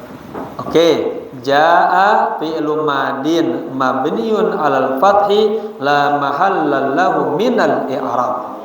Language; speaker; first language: Arabic; non-native, fluent; Indonesian